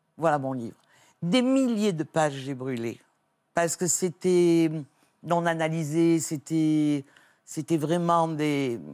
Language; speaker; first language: French; native; French